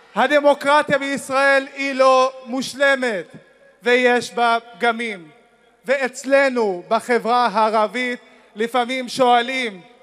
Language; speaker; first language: Hebrew; non-native, local second language; Arabic